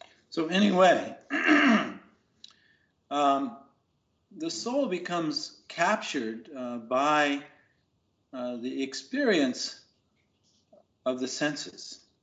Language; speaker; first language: English; native; English